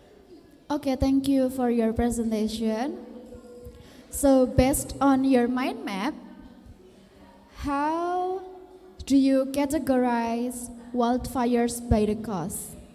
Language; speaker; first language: English; non-native, learner; Indonesian